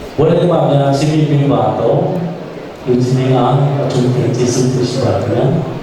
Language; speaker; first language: Burmese; non-native, local second language; Pa'o Karen